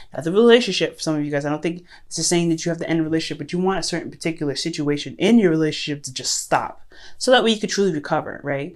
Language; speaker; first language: English; native; English